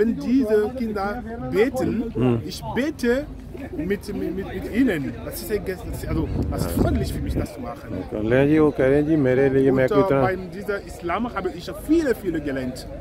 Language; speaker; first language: German; non-native, fluent; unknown